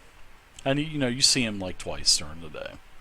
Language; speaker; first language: English; native; English